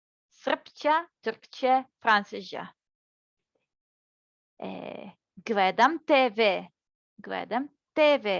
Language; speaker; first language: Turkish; non-native, learner; Serbian